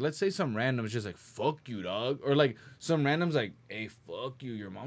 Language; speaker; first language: English; early bilingual, other home language; Spanish